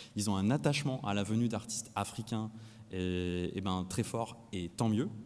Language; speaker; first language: French; native; French